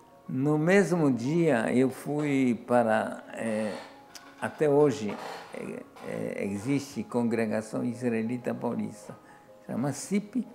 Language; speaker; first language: Portuguese; non-native, fluent; Polish